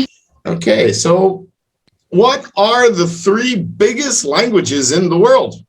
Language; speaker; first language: English; non-native, fluent; French